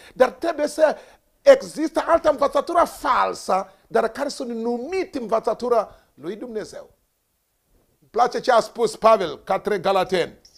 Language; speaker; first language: Romanian; non-native, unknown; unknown